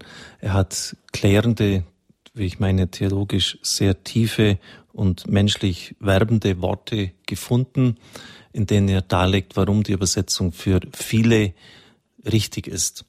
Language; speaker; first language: German; native; German